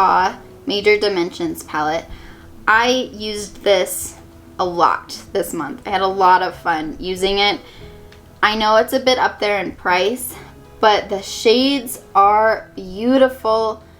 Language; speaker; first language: English; native; English